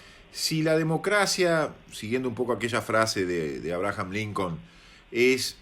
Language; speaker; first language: Spanish; native; Spanish